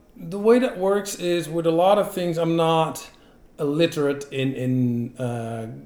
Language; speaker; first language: English; non-native, fluent; Dutch